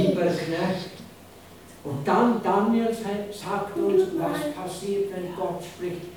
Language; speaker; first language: German; non-native, fluent; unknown